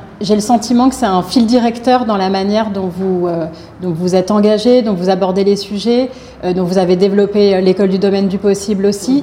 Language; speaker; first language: French; native; French